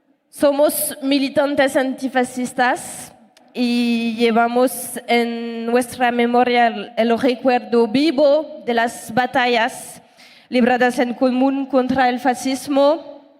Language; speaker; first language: Spanish; non-native, learner; French